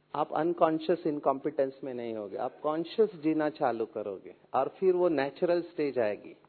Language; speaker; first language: Hindi; non-native, local second language; Marathi